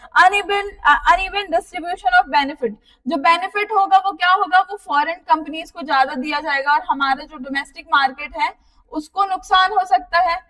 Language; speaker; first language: Hindi; native; Hindi